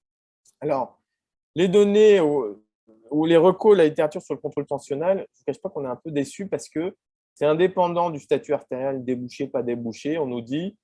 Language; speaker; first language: French; native; French